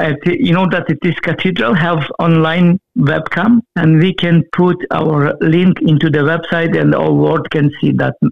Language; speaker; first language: English; non-native, learner; Ukrainian